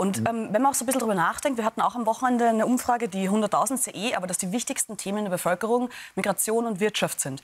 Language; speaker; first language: German; native; German